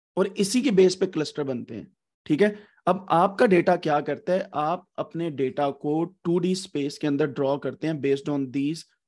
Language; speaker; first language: Urdu; non-native, local second language; Punjabi